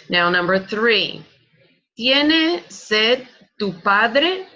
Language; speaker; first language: Spanish; non-native, fluent; English